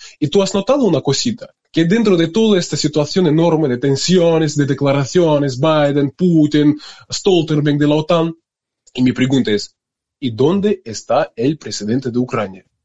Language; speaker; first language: Spanish; non-native, fluent; Russian